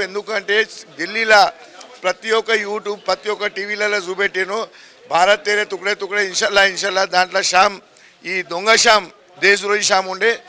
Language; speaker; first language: Telugu; non-native, local second language; Gujarati